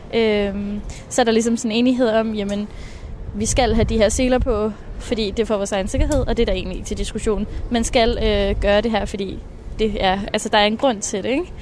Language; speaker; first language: Danish; native; Danish